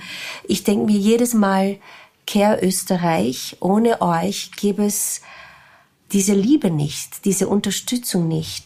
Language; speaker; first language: German; non-native, fluent; Portuguese